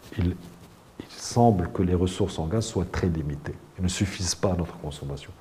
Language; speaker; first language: French; non-native, local second language; Arabic